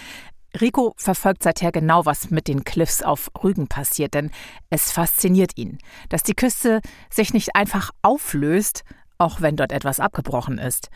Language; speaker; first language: German; native; German